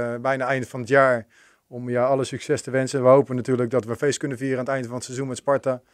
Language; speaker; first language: Dutch; native; Dutch